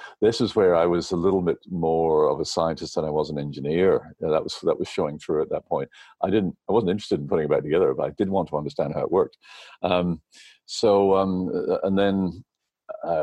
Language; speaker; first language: English; native; English